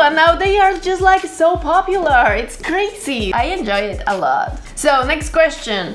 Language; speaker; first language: English; non-native, fluent; Spanish